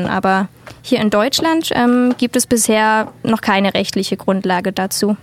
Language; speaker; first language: German; native; German